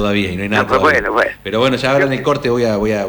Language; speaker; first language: Spanish; native; Spanish